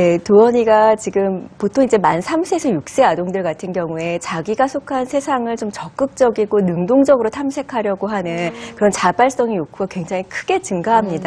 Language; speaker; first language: Korean; native; Korean